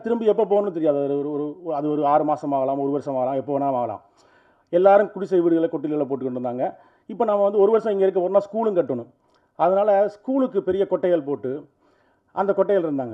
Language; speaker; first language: Tamil; native; Tamil